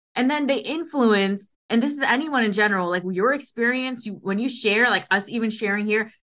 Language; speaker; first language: English; early bilingual, other home language; Hindi